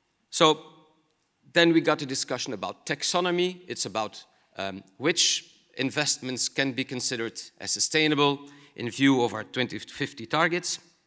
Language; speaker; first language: English; non-native, fluent; Dutch